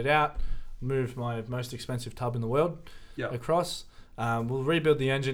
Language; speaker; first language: English; native; English